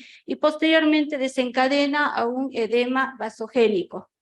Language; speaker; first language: Spanish; native; Spanish